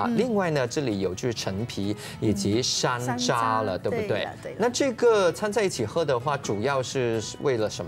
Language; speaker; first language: Chinese; native; Chinese